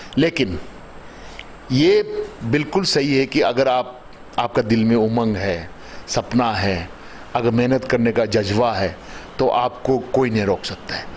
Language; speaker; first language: Hindi; non-native, local second language; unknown